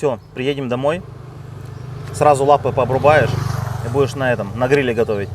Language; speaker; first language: Russian; native; Russian